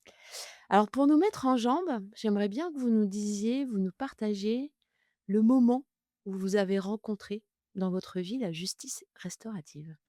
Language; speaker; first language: French; native; French